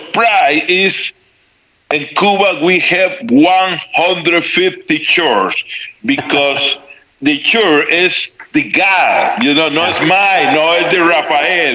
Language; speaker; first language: English; non-native, learner; Spanish